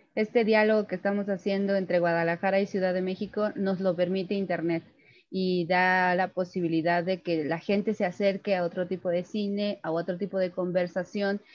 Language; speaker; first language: Spanish; native; Spanish